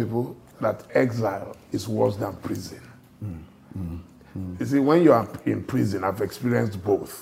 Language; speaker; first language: English; non-native, local second language; Yoruba